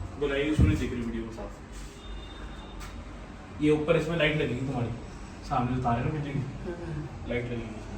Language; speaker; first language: Hindi; native; Hindi